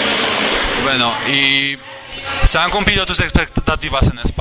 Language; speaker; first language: Spanish; native; Spanish